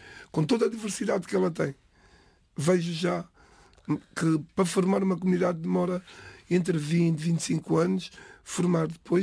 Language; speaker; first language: Portuguese; non-native, local second language; Kabuverdianu